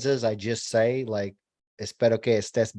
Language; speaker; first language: Spanish; non-native, learner; English